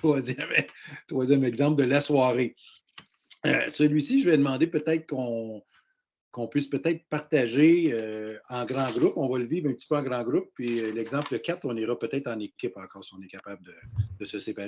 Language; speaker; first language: French; native; French